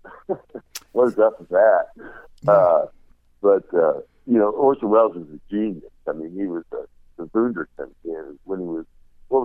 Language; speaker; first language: English; native; English